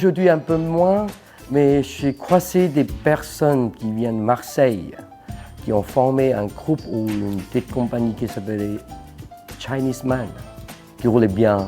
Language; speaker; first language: French; non-native, fluent; Cantonese